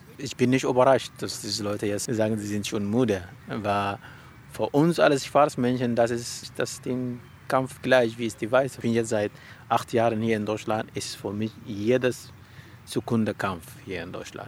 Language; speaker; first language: German; non-native, learner; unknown